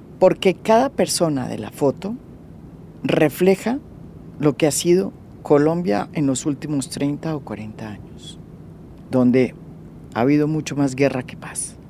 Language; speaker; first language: Spanish; native; Spanish